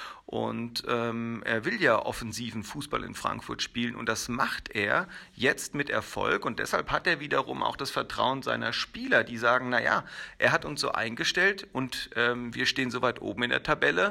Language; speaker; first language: German; native; German